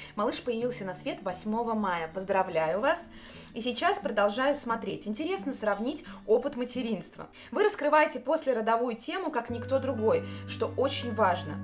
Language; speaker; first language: Russian; native; Russian